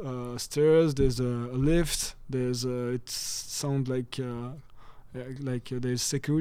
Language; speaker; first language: English; non-native, fluent; French